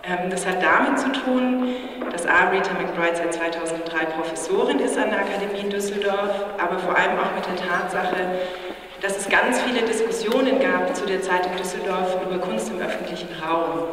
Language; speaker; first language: German; native; German